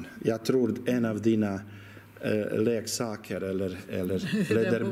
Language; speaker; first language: Swedish; non-native, learner; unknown